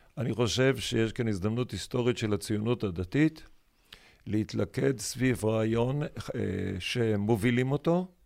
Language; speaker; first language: Hebrew; native; Hebrew